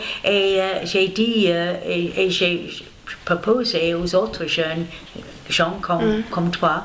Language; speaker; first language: French; non-native, learner; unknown